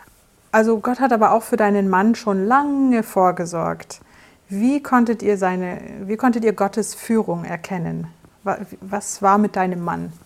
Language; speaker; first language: German; native; German